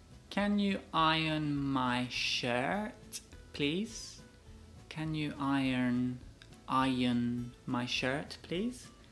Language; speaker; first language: English; native; English